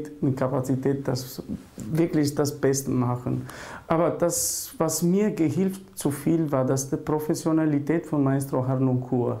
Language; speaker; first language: German; non-native, learner; Albanian